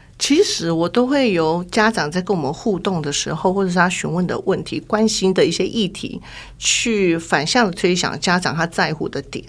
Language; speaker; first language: Chinese; native; Chinese